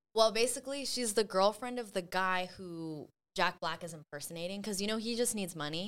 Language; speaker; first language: English; early bilingual, other home language; Spanish